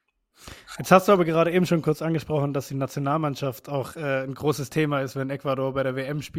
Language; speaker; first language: German; native; German